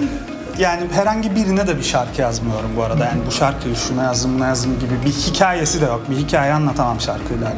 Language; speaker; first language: Turkish; native; Turkish